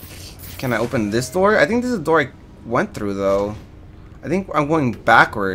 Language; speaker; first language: English; native; English